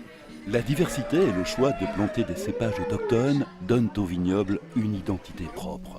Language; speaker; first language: French; native; French